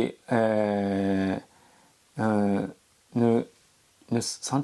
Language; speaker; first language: French; non-native, learner; Japanese